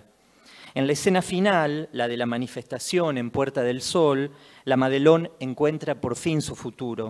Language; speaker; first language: Spanish; native; Spanish